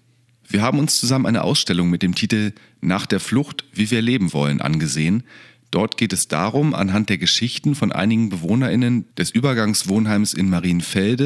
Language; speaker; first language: German; native; German